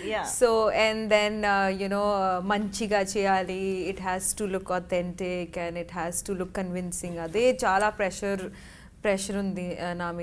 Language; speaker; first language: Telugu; non-native, learner; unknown